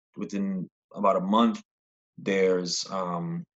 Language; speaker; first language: English; native; English